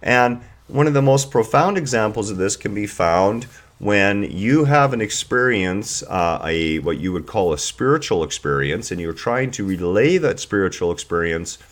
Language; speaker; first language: English; native; English